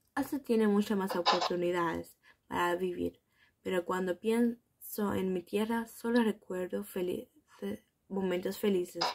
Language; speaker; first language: German; early bilingual, other home language; Spanish